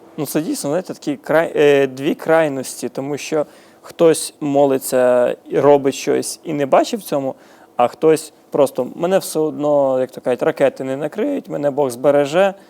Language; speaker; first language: Ukrainian; native; Ukrainian